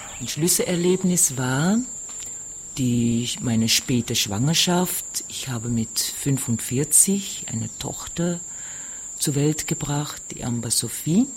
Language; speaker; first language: German; non-native, fluent; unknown